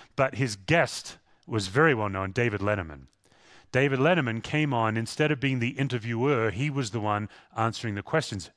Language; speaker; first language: English; native; English